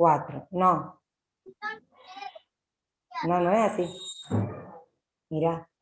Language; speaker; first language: Spanish; native; Spanish